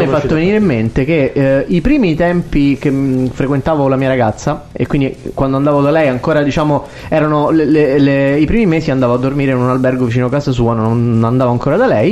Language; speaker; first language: Italian; native; Italian